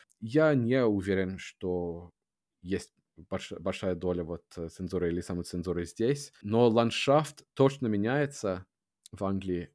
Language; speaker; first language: Russian; non-native, fluent; English